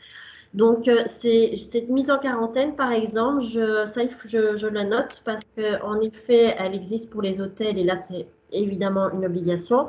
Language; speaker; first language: French; native; French